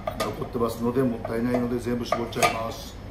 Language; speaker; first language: Japanese; native; Japanese